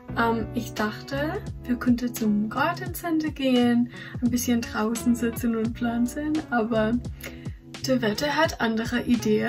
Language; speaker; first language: German; non-native, fluent; English